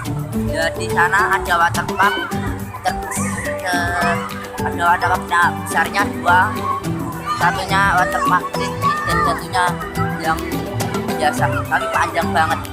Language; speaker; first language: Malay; non-native, local second language; Javanese